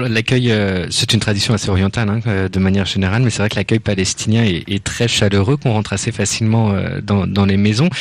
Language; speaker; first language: French; native; French